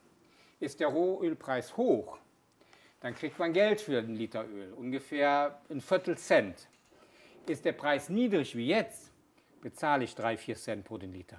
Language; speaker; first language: German; native; German